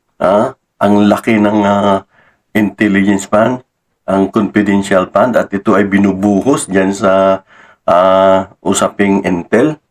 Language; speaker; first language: Filipino; non-native, local second language; Cebuano